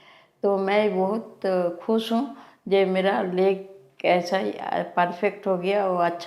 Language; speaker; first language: Hindi; non-native, local second language; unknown